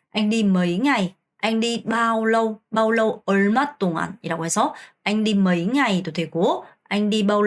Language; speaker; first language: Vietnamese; non-native, fluent; Korean